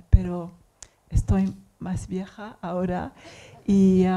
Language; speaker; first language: Spanish; non-native, learner; English